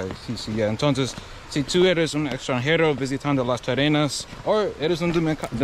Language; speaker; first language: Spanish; non-native, learner; English